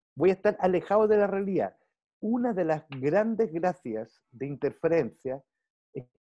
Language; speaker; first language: Spanish; early bilingual, heritage; Spanish